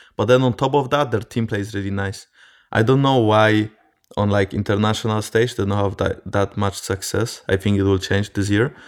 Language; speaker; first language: English; non-native, fluent; Polish